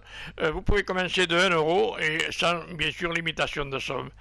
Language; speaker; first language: French; native; French